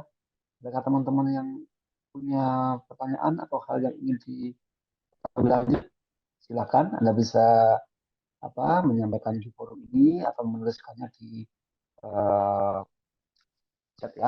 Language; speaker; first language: Indonesian; native; Indonesian